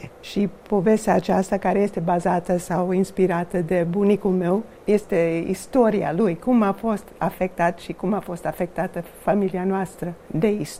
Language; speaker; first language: Romanian; non-native, fluent; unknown